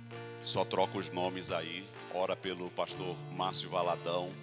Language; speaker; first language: Portuguese; native; Portuguese